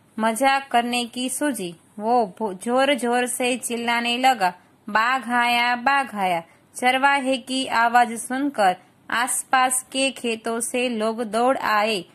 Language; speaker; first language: Hindi; non-native, local second language; Gujarati